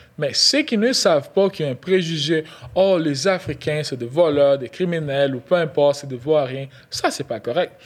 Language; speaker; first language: French; non-native, local second language; Lingala